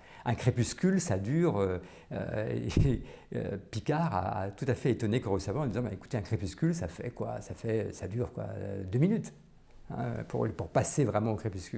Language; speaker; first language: French; native; French